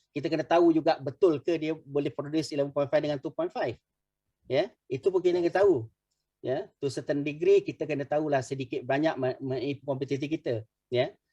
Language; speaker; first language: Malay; native; Malay